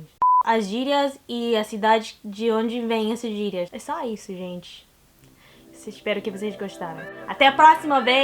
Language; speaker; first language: Portuguese; non-native, learner; English